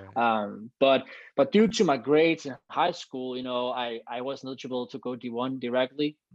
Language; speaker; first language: English; non-native, fluent; Danish